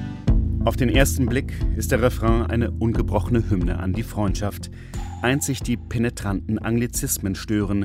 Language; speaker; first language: German; native; German